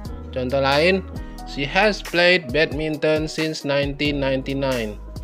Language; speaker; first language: English; non-native, fluent; Indonesian